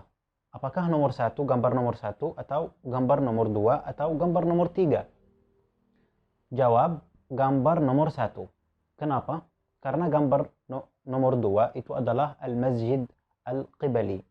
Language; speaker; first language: Indonesian; non-native, fluent; Arabic